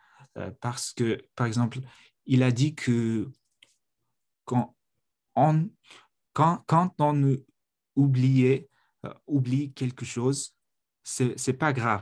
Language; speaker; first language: French; non-native, fluent; Mongolian